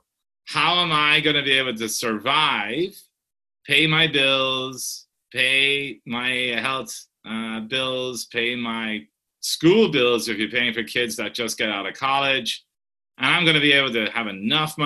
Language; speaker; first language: English; native; English